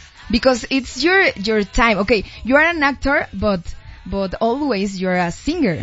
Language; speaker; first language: English; non-native, learner; Spanish